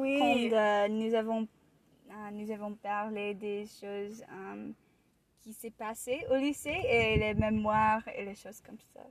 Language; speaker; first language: French; non-native, learner; English